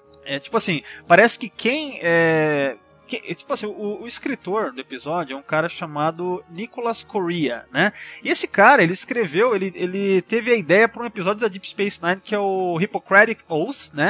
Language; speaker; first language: Portuguese; native; Portuguese